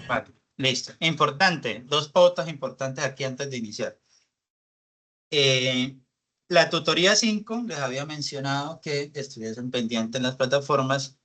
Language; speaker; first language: Spanish; native; Spanish